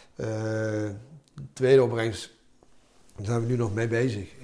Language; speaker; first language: Dutch; early bilingual, other home language; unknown